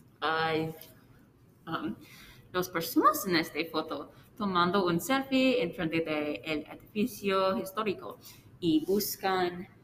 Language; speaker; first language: Spanish; non-native, learner; English